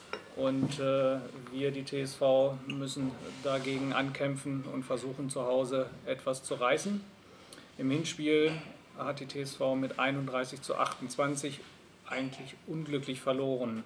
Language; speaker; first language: German; native; German